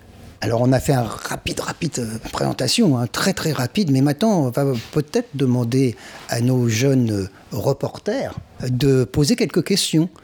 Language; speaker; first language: French; native; French